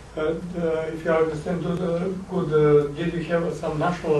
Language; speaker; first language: English; non-native, fluent; Serbian